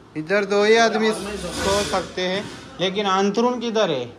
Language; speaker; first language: Hindi; non-native, local second language; Marathi